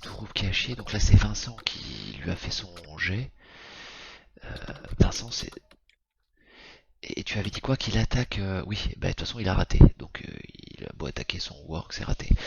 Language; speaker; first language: French; native; French